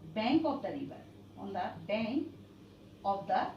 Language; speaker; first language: English; non-native, local second language; Bangla